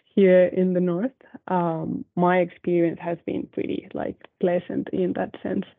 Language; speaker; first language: English; non-native, fluent; Spanish